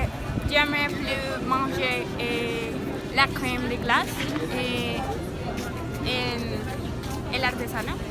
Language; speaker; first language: French; non-native, learner; Spanish